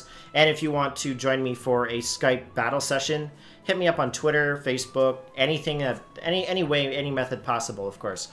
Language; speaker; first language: English; native; English